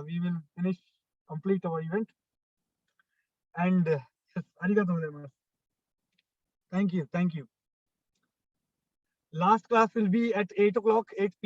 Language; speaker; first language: English; non-native, local second language; Hindi